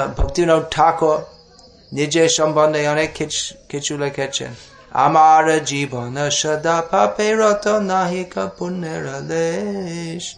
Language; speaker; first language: Bangla; non-native, fluent; English